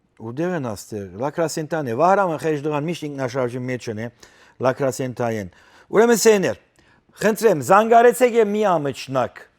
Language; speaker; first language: Armenian; early bilingual, heritage; Armenian